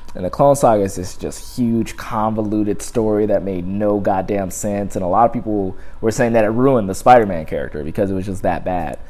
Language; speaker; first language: English; native; English